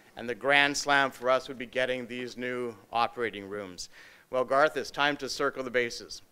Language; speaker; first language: English; native; English